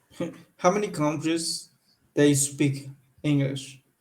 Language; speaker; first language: English; non-native, learner; Spanish